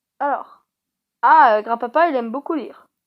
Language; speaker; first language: French; native; French